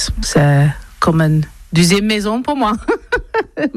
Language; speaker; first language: French; non-native, learner; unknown